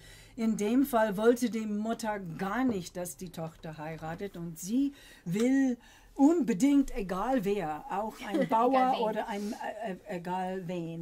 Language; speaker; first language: German; non-native, fluent; English